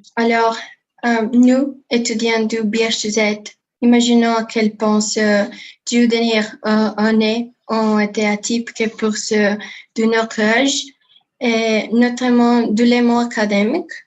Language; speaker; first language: French; non-native, learner; Portuguese